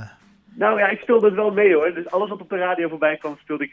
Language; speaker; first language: Dutch; native; Dutch